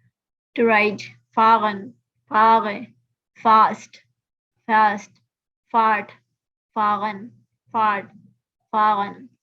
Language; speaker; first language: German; non-native, learner; Urdu